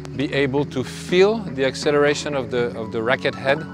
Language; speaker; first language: English; non-native, fluent; French